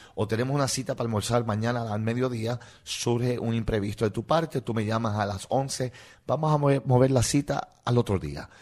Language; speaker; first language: Spanish; non-native, local second language; English